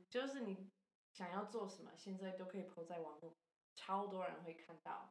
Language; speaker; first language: Chinese; non-native, fluent; English